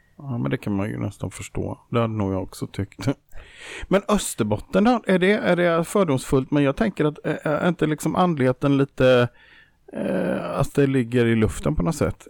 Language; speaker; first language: Swedish; native; Swedish